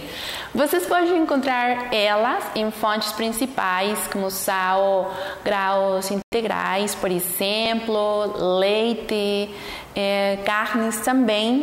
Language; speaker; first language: Portuguese; non-native, learner; Spanish